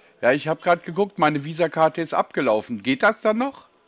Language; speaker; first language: German; native; German